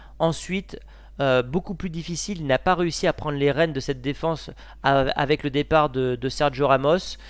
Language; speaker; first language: French; native; French